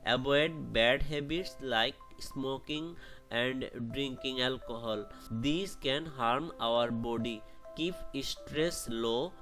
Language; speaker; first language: English; non-native, local second language; Bangla